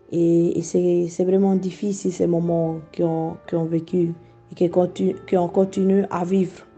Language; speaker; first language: French; non-native, fluent; Spanish